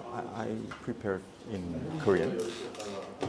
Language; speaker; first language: English; non-native, fluent; Korean